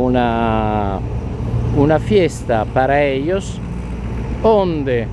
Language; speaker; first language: Spanish; non-native, learner; Italian